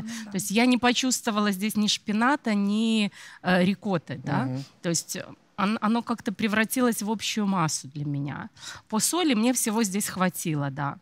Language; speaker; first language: Russian; native; Russian